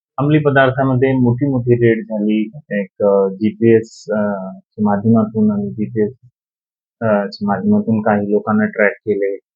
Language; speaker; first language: Marathi; non-native, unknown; Urdu